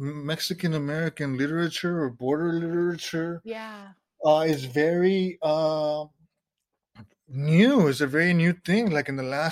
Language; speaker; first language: English; native; English